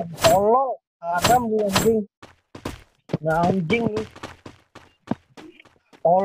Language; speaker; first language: Indonesian; native; Indonesian